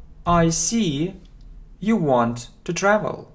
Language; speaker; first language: English; non-native, fluent; Russian